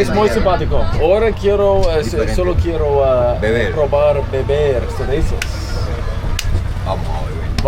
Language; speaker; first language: Spanish; non-native, learner; English